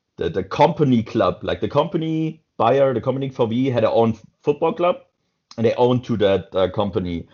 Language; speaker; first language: English; non-native, fluent; German